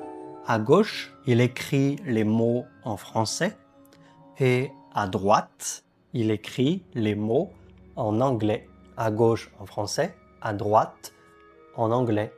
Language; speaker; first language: French; native; French